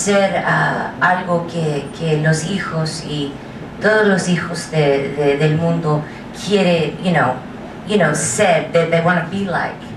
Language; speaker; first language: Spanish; non-native, learner; English